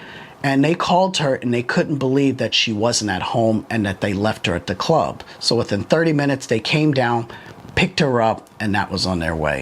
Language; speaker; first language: English; native; English